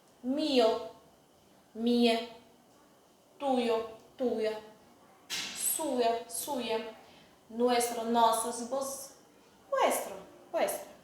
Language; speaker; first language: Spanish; non-native, fluent; Portuguese